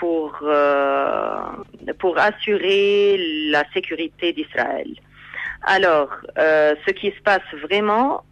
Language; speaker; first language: French; non-native, fluent; Arabic